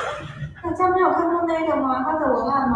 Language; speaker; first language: Chinese; native; Chinese